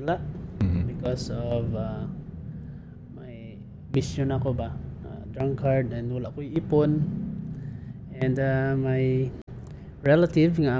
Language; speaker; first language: English; non-native, local second language; Cebuano